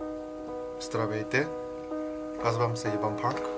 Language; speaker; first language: Bulgarian; non-native, learner; Korean